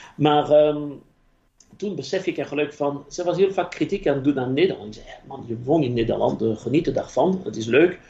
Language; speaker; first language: Dutch; non-native, fluent; French